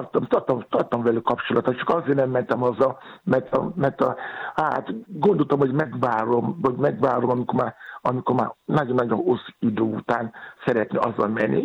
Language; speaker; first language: Hungarian; non-native, fluent; Yoruba